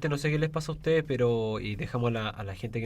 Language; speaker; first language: Spanish; native; Spanish